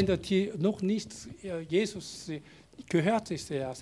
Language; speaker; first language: German; non-native, learner; Korean